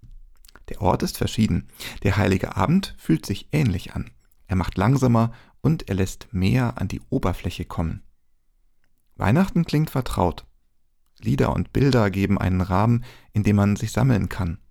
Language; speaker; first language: German; native; German